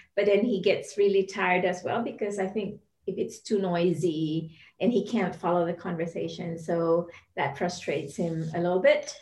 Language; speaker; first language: English; non-native, local second language; Filipino